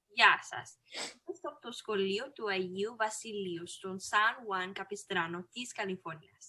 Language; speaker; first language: Greek; early bilingual, heritage; Greek